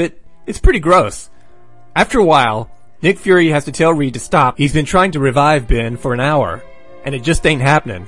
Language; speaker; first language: English; native; English